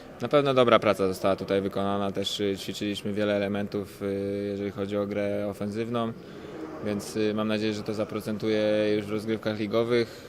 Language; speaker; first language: Polish; native; Polish